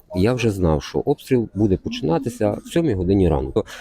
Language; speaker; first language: Ukrainian; native; Ukrainian